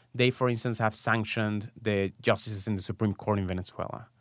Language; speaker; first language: English; non-native, fluent; Spanish